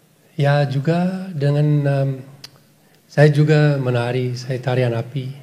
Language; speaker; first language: Indonesian; non-native, fluent; English